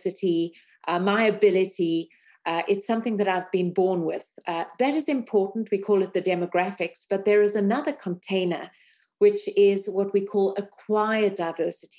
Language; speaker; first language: English; native; English